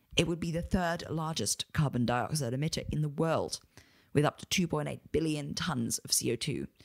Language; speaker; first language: English; native; English